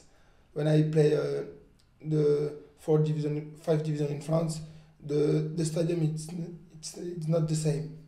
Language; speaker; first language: English; non-native, learner; French